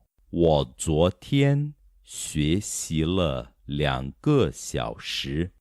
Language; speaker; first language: Chinese; non-native, fluent; Portuguese